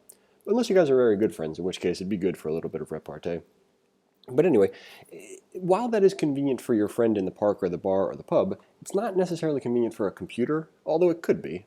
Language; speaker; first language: English; native; English